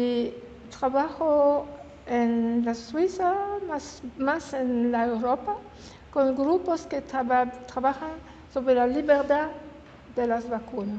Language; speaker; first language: Spanish; non-native, learner; French